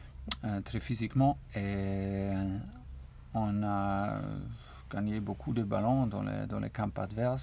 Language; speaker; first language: French; non-native, learner; German